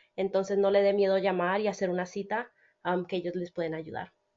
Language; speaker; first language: Spanish; early bilingual, heritage; Spanish